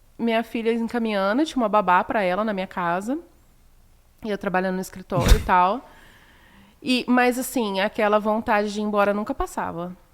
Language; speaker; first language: Portuguese; native; Portuguese